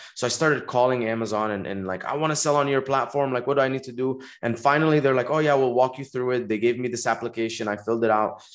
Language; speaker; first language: English; non-native, fluent; Arabic